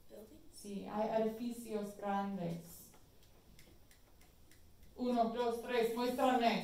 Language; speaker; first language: Spanish; non-native, fluent; English